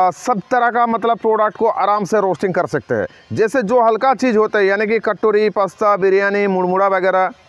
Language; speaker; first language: Hindi; non-native, local second language; Bangla